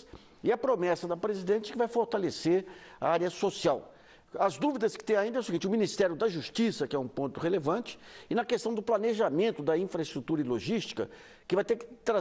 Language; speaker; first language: Portuguese; native; Portuguese